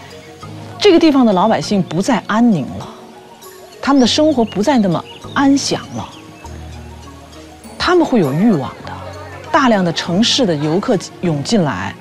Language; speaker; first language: Chinese; native; Chinese